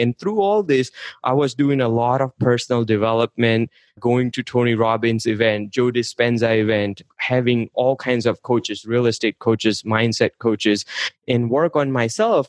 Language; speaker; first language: English; non-native, local second language; Gujarati